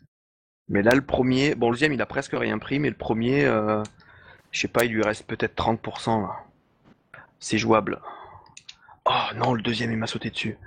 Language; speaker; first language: French; native; French